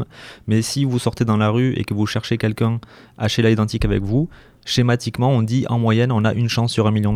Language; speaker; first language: French; native; French